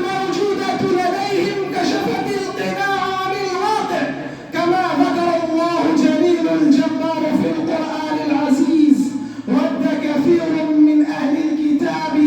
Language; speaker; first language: Arabic; non-native, learner; Urdu